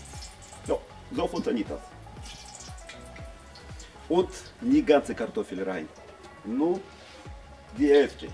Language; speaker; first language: German; non-native, learner; Russian